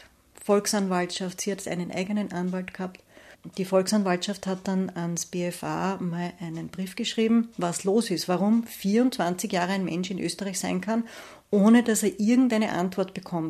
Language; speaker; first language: German; native; German